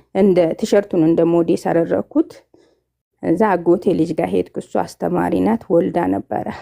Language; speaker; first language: Amharic; non-native, local second language; Northern Hindko